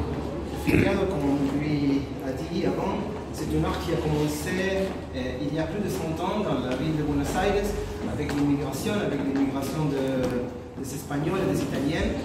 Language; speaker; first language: French; non-native, fluent; Spanish